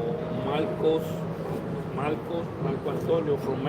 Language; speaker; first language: English; non-native, learner; Spanish